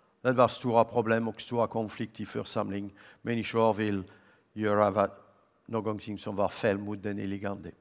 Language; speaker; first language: Swedish; non-native, learner; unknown